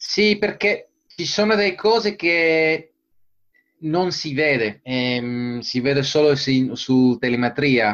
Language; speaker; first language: Italian; non-native, fluent; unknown